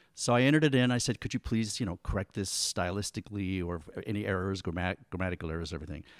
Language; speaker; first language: English; native; English